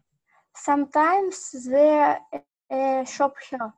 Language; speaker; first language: English; non-native, learner; Russian